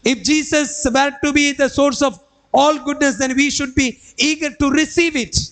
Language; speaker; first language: English; non-native, local second language; Tamil